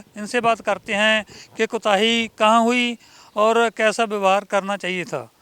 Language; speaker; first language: Hindi; non-native, local second language; Punjabi